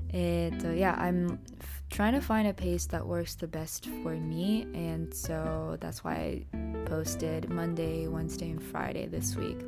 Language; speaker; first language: English; early bilingual, other home language; Japanese